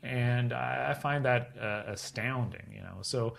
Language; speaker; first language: English; native; English